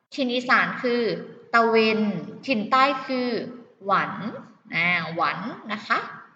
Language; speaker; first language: Thai; native; Thai